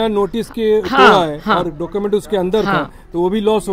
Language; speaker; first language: Hindi; native; Hindi